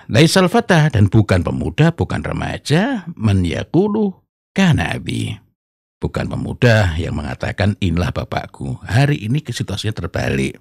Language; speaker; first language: Indonesian; non-native, local second language; Javanese